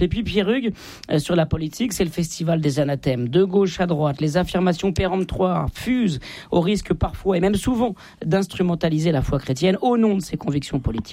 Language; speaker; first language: French; native; French